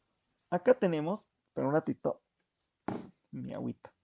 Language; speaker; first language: Spanish; native; Spanish